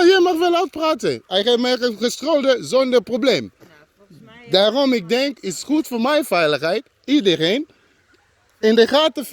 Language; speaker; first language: Dutch; non-native, learner; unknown